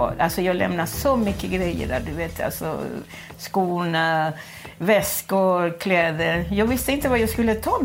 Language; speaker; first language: Swedish; non-native, fluent; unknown